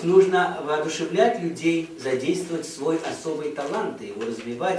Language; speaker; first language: Russian; native; Russian